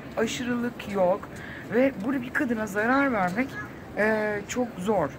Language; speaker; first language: Turkish; native; Turkish